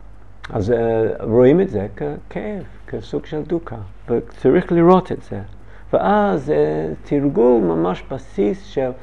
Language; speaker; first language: Hebrew; non-native, learner; English